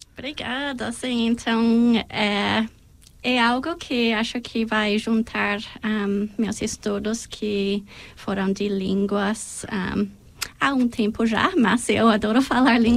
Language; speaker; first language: Portuguese; non-native, fluent; English